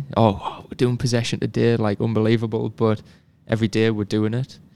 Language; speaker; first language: English; native; English